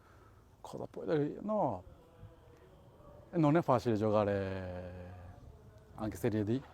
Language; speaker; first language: Italian; non-native, learner; Japanese